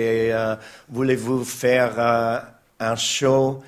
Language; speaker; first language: French; non-native, learner; English